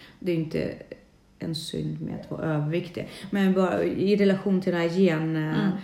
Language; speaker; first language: Swedish; early bilingual, other home language; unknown